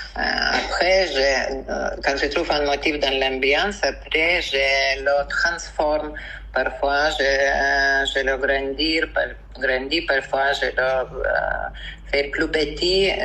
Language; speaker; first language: French; non-native, fluent; Lithuanian